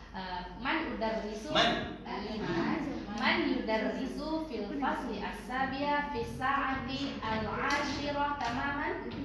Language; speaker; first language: Arabic; non-native, learner; Indonesian